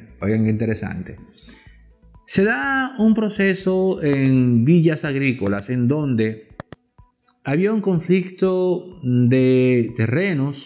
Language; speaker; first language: Spanish; native; Spanish